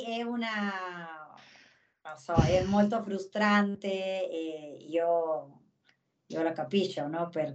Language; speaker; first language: Italian; non-native, learner; Spanish